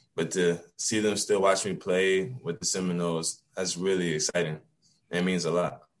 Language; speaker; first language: English; native; English